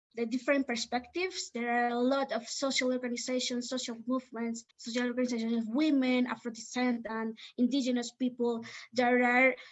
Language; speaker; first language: English; non-native, fluent; Spanish